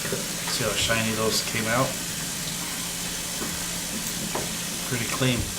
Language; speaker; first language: English; native; English